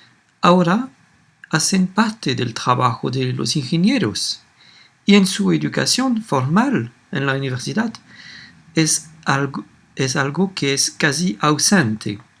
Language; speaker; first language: Spanish; non-native, fluent; French